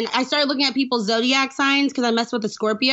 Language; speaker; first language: English; native; English